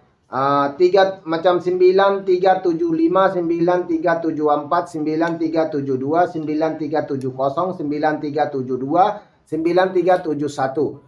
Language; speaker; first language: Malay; non-native, learner; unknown